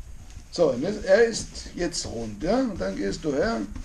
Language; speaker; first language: German; non-native, fluent; Italian